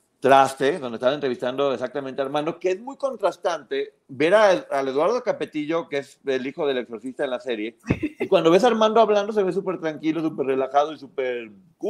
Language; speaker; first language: Spanish; native; Spanish